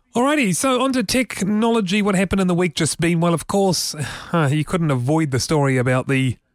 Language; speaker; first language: English; native; English